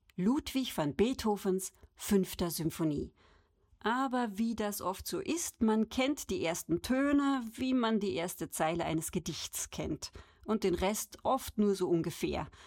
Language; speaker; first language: German; native; German